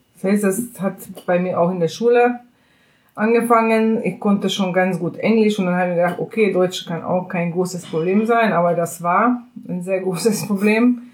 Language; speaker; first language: German; non-native, fluent; Hungarian